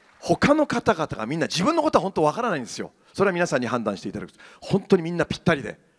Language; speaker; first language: Japanese; native; Japanese